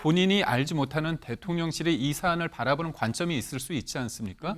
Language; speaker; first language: Korean; native; Korean